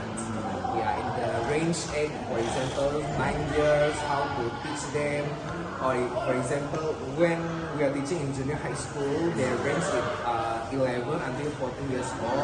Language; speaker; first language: English; non-native, learner; Indonesian